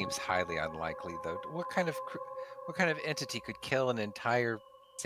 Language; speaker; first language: English; native; English